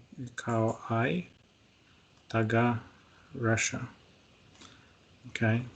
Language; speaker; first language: Filipino; non-native, learner; Russian